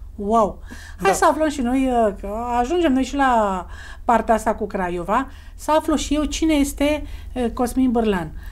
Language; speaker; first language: Romanian; native; Romanian